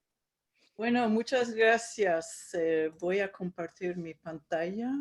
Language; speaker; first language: Spanish; non-native, fluent; English